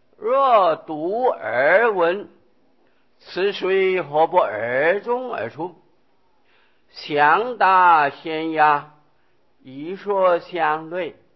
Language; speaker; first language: Chinese; non-native, local second language; Hakka Chinese